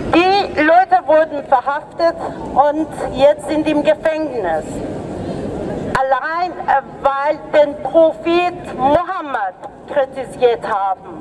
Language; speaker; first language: German; non-native, fluent; Persian